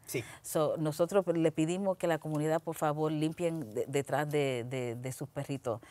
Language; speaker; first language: Spanish; early bilingual, heritage; Spanish